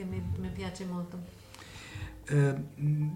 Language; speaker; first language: Italian; non-native, learner; English